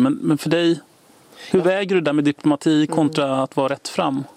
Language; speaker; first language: Swedish; native; Swedish